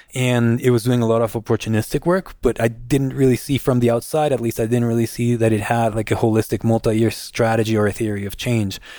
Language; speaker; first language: English; non-native, fluent; Spanish